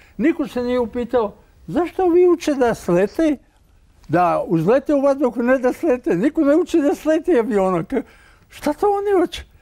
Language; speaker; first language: Croatian; native; Croatian